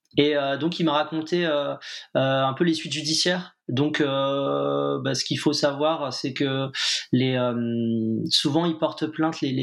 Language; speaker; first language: French; native; French